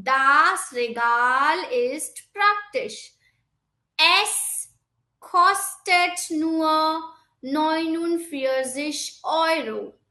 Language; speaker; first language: German; non-native, fluent; Hindi